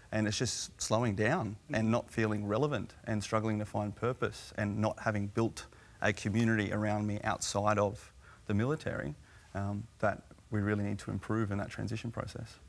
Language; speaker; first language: English; native; English